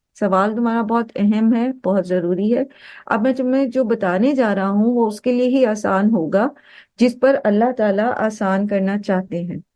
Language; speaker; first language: Urdu; native; Urdu